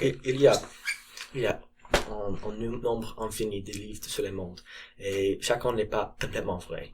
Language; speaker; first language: French; non-native, learner; English